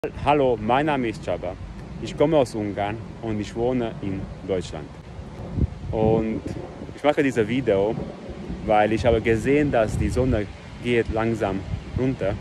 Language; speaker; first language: German; non-native, fluent; Hungarian